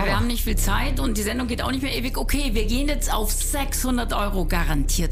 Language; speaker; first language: German; native; German